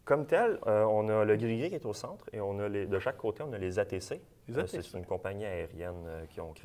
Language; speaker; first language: French; native; French